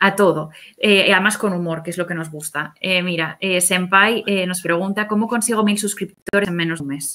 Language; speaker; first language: Spanish; native; Spanish